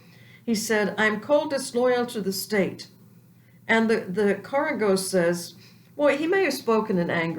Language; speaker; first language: English; native; English